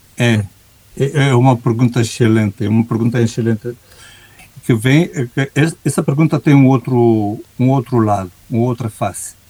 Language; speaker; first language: Portuguese; non-native, fluent; Romanian